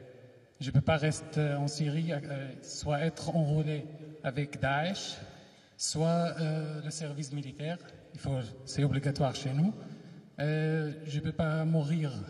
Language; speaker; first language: French; non-native, learner; Arabic